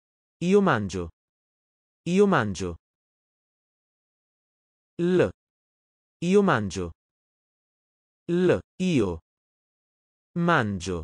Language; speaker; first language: Italian; non-native, learner; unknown